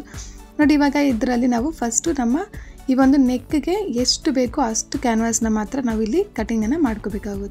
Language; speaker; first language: Kannada; native; Kannada